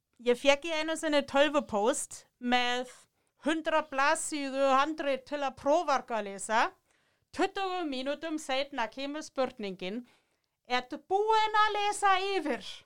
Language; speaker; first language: Icelandic; non-native, fluent; German